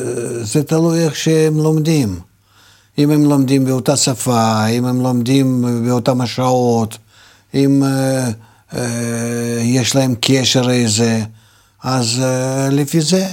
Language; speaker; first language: Hebrew; non-native, fluent; Russian